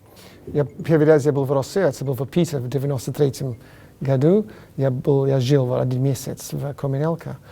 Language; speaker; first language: Russian; non-native, learner; English